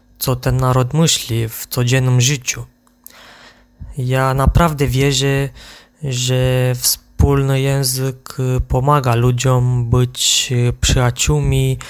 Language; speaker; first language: Polish; non-native, learner; Romanian